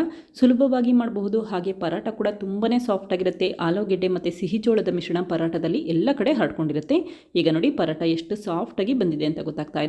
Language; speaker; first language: Kannada; native; Kannada